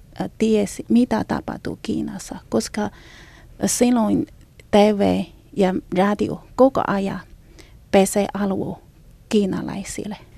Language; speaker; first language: Finnish; non-native, learner; Chinese